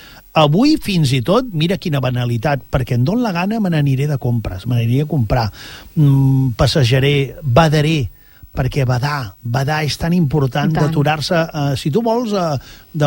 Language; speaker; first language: Catalan; native; Catalan